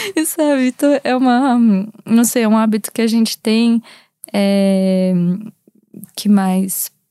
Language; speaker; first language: Portuguese; native; Portuguese